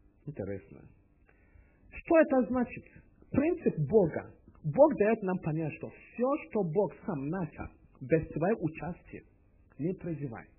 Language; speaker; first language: Russian; non-native, learner; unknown